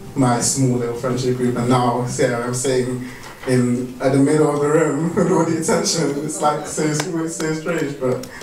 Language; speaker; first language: English; non-native, fluent; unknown